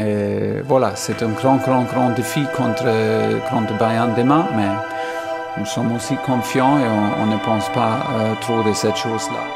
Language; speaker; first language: French; non-native, fluent; German